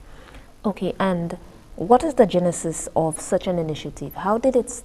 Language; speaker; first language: English; native; English